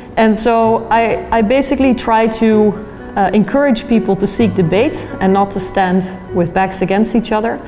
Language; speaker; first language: English; non-native, fluent; Dutch